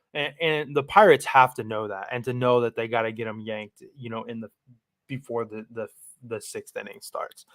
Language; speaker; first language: English; native; English